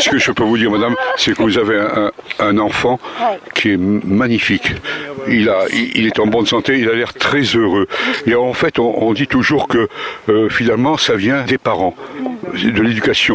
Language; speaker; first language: French; native; French